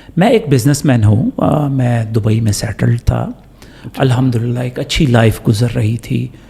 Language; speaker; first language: Urdu; non-native, local second language; Pashto